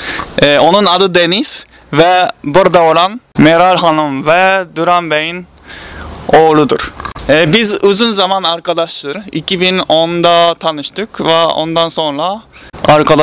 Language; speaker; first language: Turkish; non-native, learner; Japanese